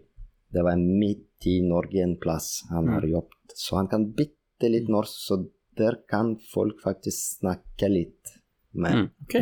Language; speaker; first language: Norwegian; non-native, fluent; Russian